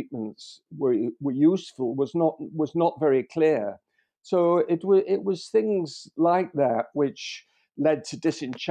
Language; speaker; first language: English; native; English